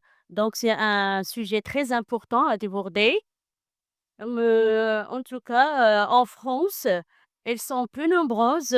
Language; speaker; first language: French; non-native, learner; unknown